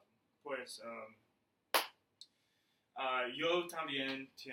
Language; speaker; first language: Spanish; non-native, learner; English